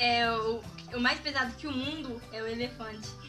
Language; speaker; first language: Portuguese; early bilingual, heritage; Portuguese